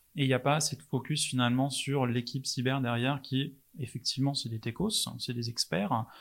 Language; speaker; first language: French; non-native, fluent; English